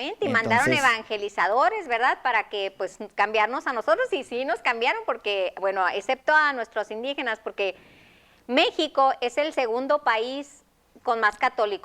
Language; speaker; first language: Spanish; native; Spanish